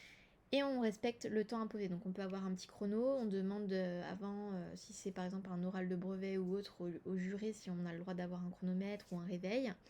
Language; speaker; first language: French; native; French